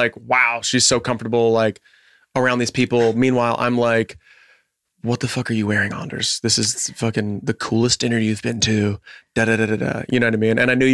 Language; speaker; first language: English; native; English